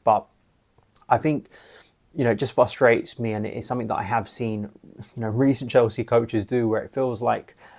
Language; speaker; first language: English; native; English